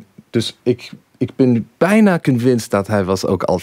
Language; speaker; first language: Dutch; non-native, fluent; English